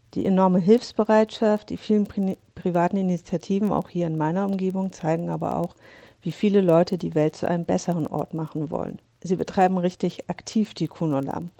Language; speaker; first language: German; native; German